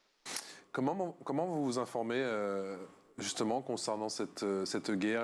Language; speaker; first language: French; native; French